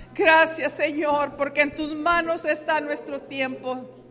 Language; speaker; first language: Spanish; native; Spanish